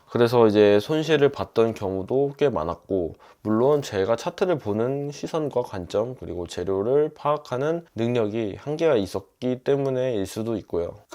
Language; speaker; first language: Korean; native; Korean